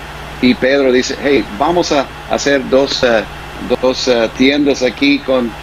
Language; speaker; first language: Spanish; non-native, fluent; English